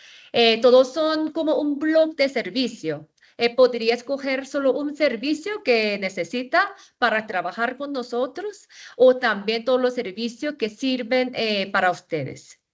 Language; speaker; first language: Spanish; non-native, fluent; Korean